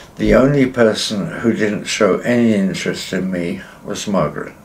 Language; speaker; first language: English; native; English